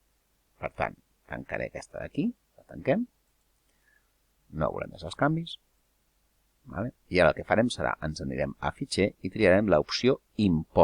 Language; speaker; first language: Catalan; native; Catalan